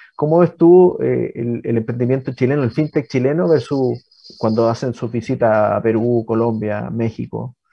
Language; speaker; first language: Spanish; native; Spanish